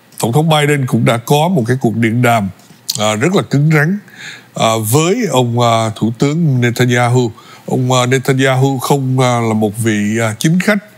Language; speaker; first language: Vietnamese; early bilingual, other home language; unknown